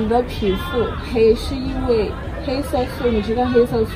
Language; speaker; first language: Chinese; non-native, fluent; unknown